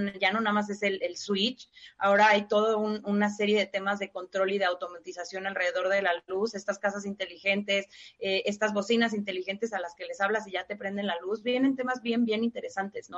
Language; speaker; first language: Spanish; native; Spanish